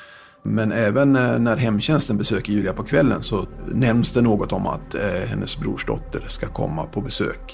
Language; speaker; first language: Swedish; native; Swedish